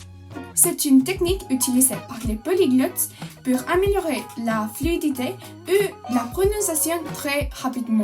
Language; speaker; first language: French; non-native, learner; Spanish